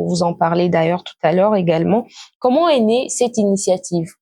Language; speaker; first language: French; native; French